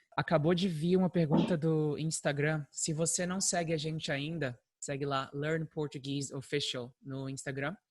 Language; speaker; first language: Portuguese; native; Portuguese